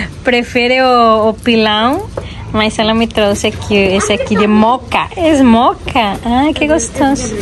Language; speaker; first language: Portuguese; non-native, fluent; Spanish